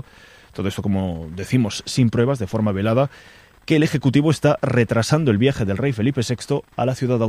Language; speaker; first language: Spanish; native; Spanish